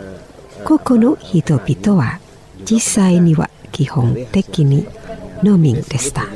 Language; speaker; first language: Japanese; non-native, fluent; Indonesian